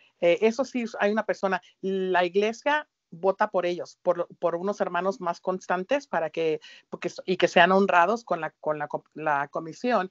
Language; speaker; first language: Spanish; early bilingual, heritage; Spanish